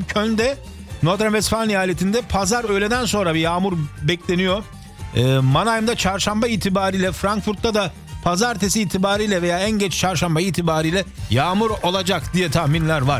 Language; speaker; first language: Turkish; early bilingual, other home language; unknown